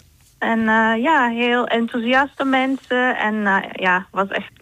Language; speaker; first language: Dutch; non-native, fluent; Turkish